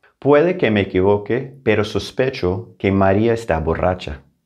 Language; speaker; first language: Spanish; non-native, fluent; English